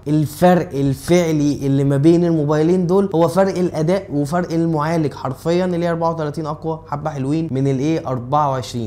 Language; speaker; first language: Arabic; native; Arabic